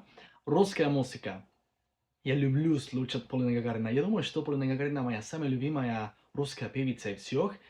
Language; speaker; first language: Russian; non-native, learner; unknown